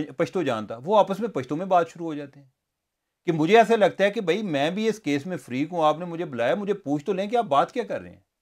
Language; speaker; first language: Urdu; non-native, local second language; Punjabi